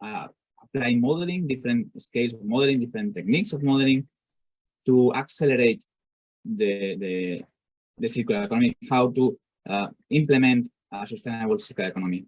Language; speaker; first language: English; non-native, fluent; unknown